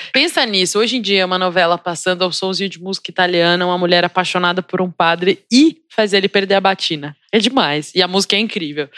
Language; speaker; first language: Portuguese; native; Portuguese